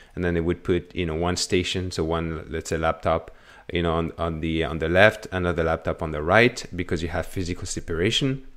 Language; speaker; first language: English; non-native, fluent; French